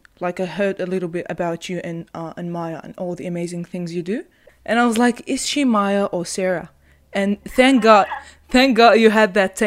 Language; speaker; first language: English; non-native, fluent; Arabic